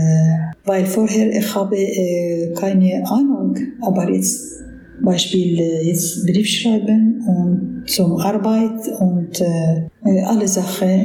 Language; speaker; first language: German; non-native, learner; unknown